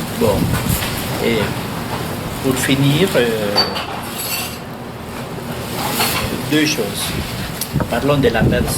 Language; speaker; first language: French; non-native, fluent; Spanish